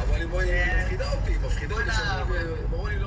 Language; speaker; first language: Hebrew; native; Hebrew